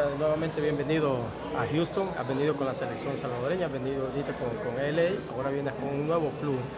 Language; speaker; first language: Spanish; native; Spanish